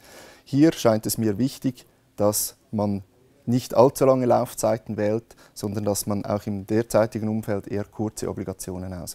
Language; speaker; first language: German; native; German